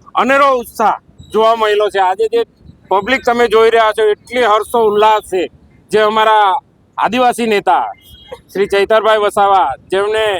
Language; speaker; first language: Gujarati; native; Gujarati